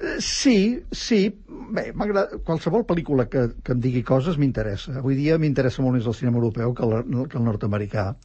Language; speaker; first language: Catalan; native; Catalan